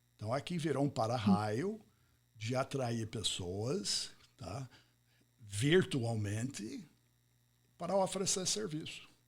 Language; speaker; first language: Portuguese; non-native, fluent; English